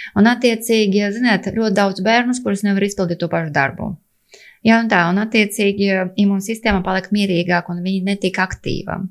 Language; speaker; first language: Latvian; non-native, local second language; Russian